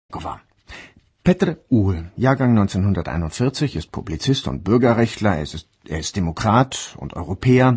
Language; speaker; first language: German; native; German